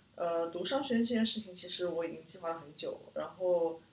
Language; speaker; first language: Chinese; native; Chinese